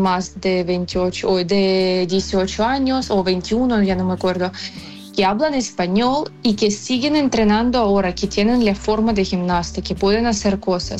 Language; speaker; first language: Spanish; non-native, fluent; Ukrainian